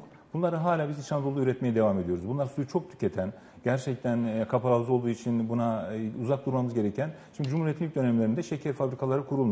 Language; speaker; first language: Turkish; native; Turkish